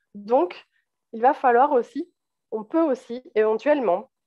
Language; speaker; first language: French; native; French